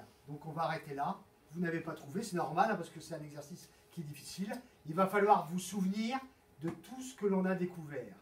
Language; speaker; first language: French; native; French